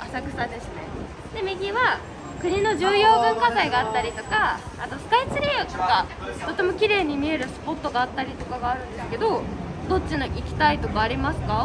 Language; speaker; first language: Japanese; native; Japanese